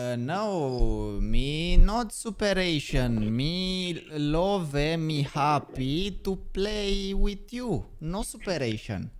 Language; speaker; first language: English; non-native, learner; Romanian